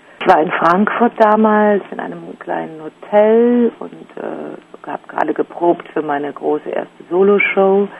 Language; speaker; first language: German; native; German